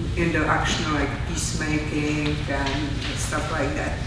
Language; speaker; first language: English; non-native, fluent; Czech